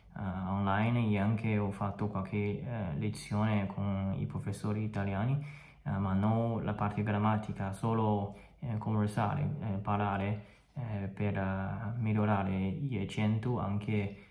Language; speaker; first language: Italian; non-native, fluent; Chinese